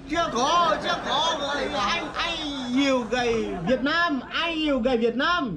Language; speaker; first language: Vietnamese; non-native, learner; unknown